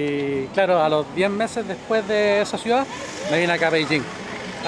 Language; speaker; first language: Spanish; native; Spanish